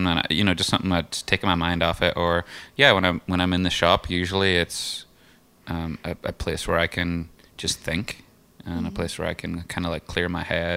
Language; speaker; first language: English; native; English